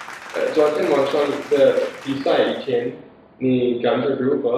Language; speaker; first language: Chinese; non-native, learner; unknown